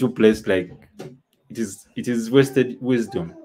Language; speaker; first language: English; non-native, local second language; Ganda